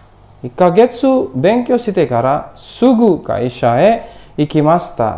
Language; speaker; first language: Japanese; non-native, fluent; Indonesian